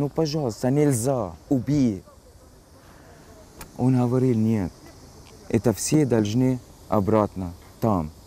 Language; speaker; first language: Russian; non-native, learner; Arabic